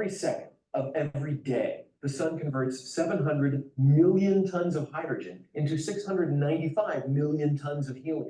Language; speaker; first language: English; native; English